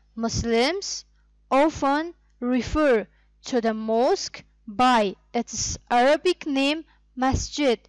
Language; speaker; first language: English; non-native, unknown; Persian